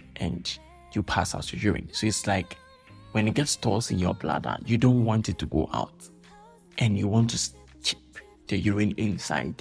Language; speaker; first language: English; non-native, local second language; Akan